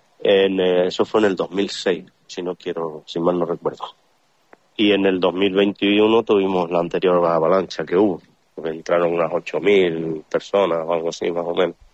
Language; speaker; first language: Spanish; native; Spanish